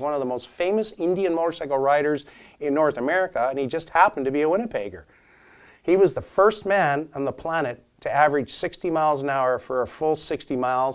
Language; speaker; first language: English; native; English